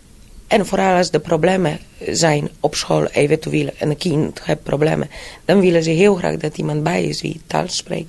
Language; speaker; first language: Dutch; non-native, fluent; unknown